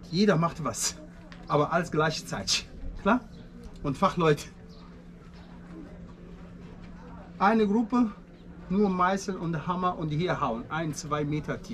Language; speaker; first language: German; non-native, fluent; Arabic